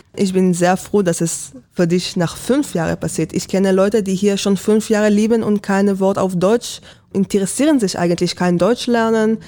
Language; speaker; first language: German; non-native, fluent; Hebrew